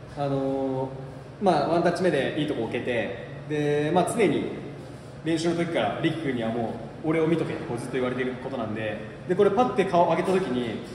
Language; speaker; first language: Japanese; native; Japanese